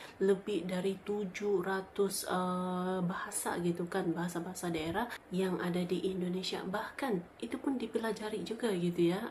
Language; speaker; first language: Malay; native; Malay